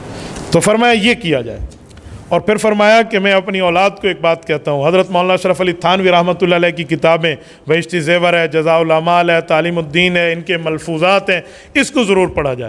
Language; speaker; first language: Urdu; native; Urdu